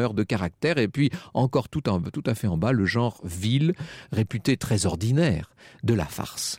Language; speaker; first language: French; native; French